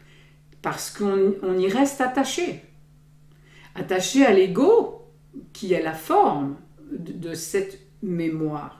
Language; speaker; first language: French; native; French